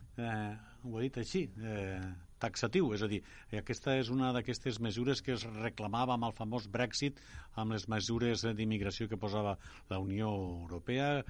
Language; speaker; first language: Catalan; native; Catalan